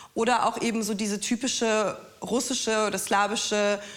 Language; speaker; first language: German; non-native, fluent; Russian